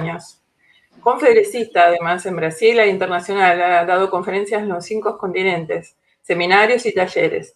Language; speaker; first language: Spanish; native; Spanish